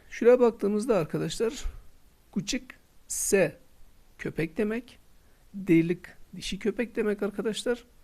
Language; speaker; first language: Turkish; non-native, local second language; Kurdish